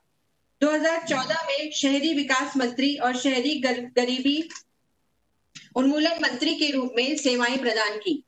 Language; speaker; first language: Hindi; native; Hindi